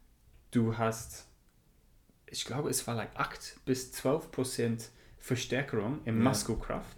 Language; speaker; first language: German; non-native, learner; English